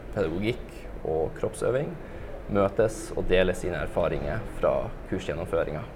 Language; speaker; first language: Norwegian; native; Norwegian